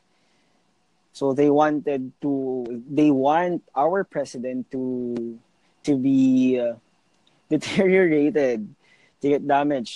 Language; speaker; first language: English; non-native, local second language; Filipino